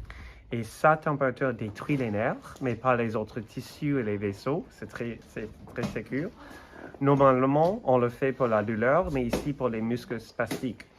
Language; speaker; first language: French; non-native, fluent; English